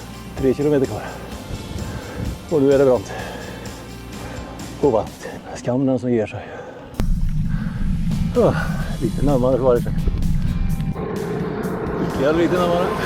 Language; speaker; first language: Swedish; native; Swedish